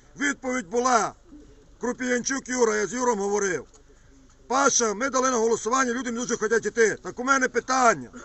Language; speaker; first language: Ukrainian; native; Ukrainian